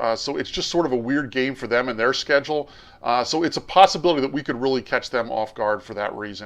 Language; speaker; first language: English; native; English